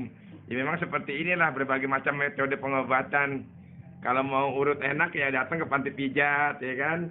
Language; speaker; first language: Indonesian; native; Indonesian